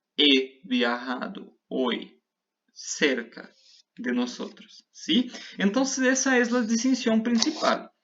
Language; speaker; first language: Spanish; non-native, fluent; Portuguese